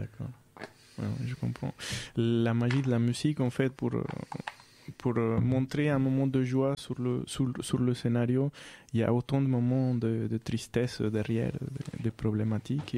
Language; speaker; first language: French; non-native, fluent; Spanish